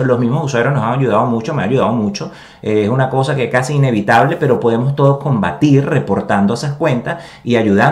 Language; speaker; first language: Spanish; native; Spanish